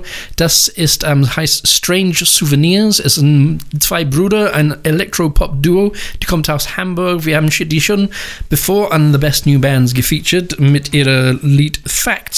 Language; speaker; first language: German; non-native, learner; English